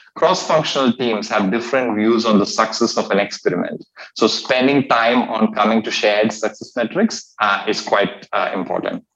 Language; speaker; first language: English; non-native, local second language; Malayalam